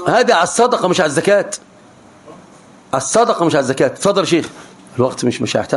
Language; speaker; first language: Arabic; native; Arabic